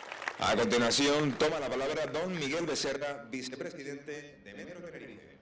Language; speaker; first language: Spanish; native; Spanish